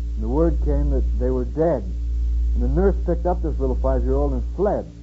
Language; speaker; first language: English; native; English